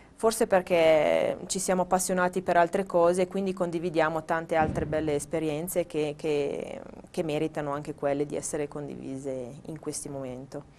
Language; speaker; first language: Italian; native; Italian